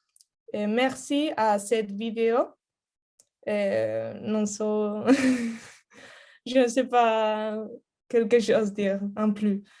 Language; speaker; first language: French; non-native, learner; Spanish